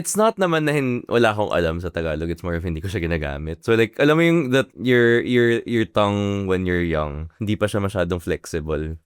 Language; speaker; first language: Filipino; native; Filipino